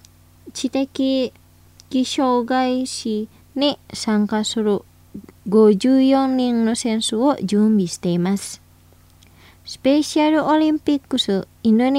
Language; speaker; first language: Japanese; non-native, fluent; Indonesian